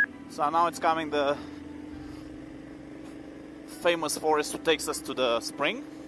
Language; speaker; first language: English; non-native, fluent; Romanian